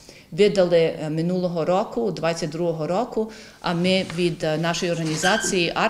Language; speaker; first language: Ukrainian; early bilingual, heritage; Ukrainian